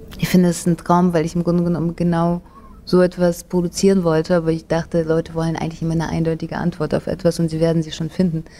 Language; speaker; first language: German; early bilingual, other home language; Russian